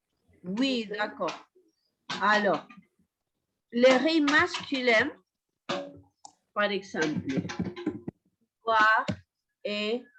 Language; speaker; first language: French; non-native, fluent; Spanish